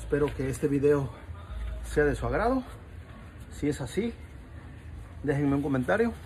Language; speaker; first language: Spanish; native; Spanish